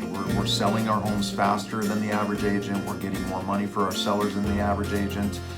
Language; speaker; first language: English; native; English